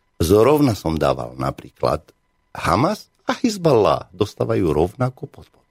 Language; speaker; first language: Slovak; non-native, fluent; Arabic